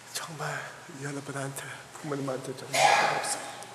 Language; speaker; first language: Korean; early bilingual, heritage; English